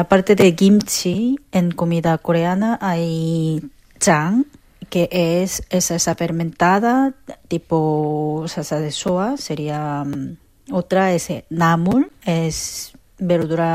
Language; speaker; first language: Spanish; non-native, fluent; Korean